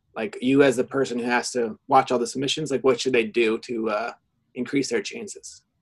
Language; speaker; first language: English; native; English